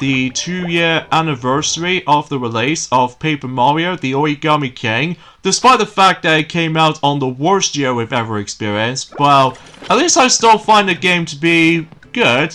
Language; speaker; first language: English; native; English